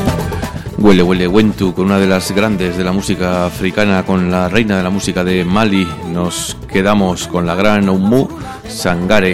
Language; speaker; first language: Spanish; native; Spanish